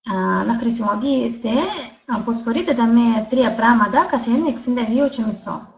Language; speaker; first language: Greek; non-native, learner; Russian